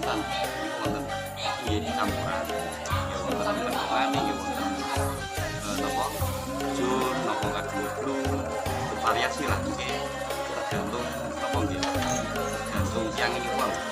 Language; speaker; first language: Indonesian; non-native, local second language; Javanese